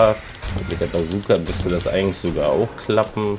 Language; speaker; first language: German; native; German